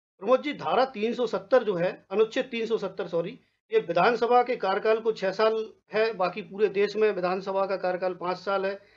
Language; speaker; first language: Hindi; native; Hindi